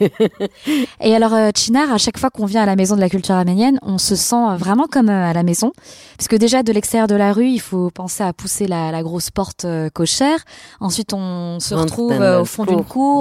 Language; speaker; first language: French; native; French